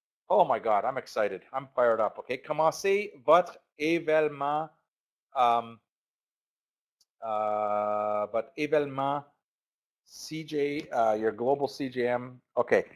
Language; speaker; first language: English; native; English